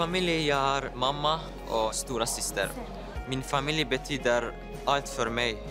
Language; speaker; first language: Swedish; non-native, learner; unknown